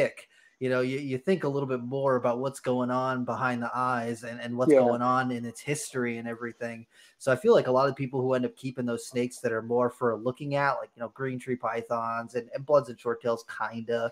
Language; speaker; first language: English; native; English